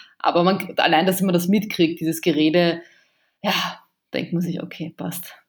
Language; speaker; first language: German; early bilingual, other home language; Bosnian